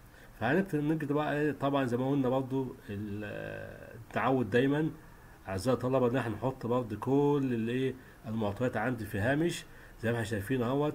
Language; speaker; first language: Arabic; native; Arabic